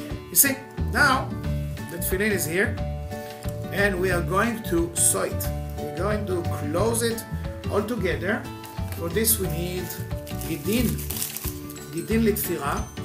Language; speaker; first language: English; non-native, fluent; Hebrew